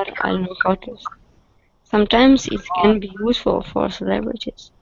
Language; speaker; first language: English; non-native, learner; Russian